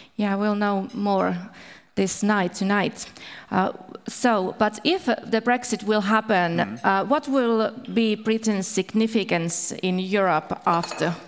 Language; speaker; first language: English; non-native, fluent; Finnish